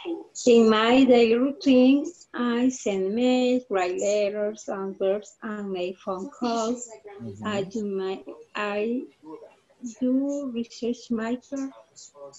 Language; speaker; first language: English; non-native, learner; Spanish